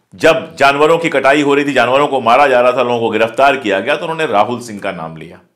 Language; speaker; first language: Hindi; native; Hindi